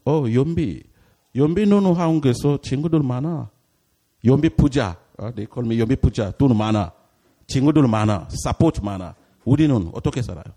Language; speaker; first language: Korean; non-native, learner; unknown